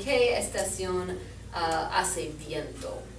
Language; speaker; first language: Spanish; non-native, learner; English